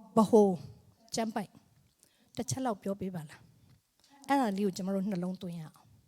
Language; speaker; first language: Burmese; non-native, local second language; Tedim Chin